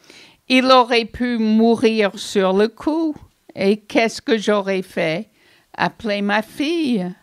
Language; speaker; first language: French; non-native, fluent; English